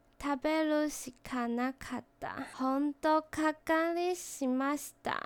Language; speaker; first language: Japanese; non-native, learner; Chinese